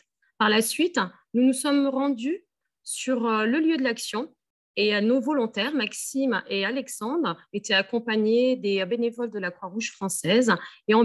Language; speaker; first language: French; native; French